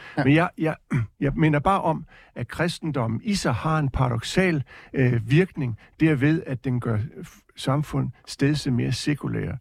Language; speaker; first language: Danish; native; Danish